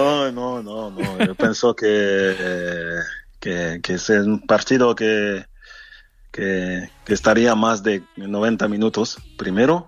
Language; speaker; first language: Spanish; non-native, fluent; French